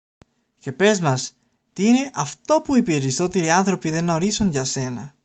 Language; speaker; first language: Greek; non-native, learner; Spanish